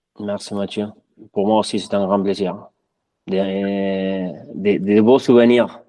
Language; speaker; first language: French; non-native, fluent; Spanish